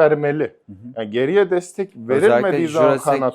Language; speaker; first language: Turkish; native; Turkish